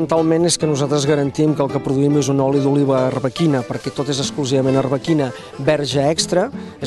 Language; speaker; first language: Catalan; native; Catalan